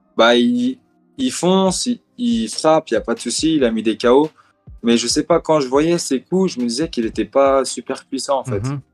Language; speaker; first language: French; native; French